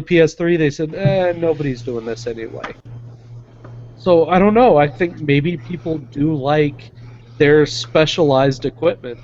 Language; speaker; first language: English; native; English